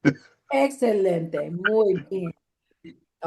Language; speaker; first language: Spanish; non-native, fluent; English